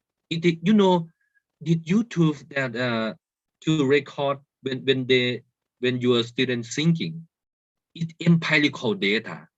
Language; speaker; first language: English; non-native, learner; Thai